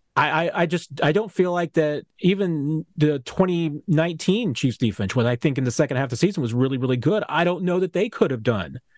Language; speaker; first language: English; native; English